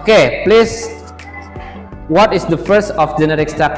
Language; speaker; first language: English; non-native, learner; Indonesian